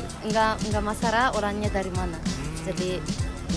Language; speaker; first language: Indonesian; non-native, learner; Japanese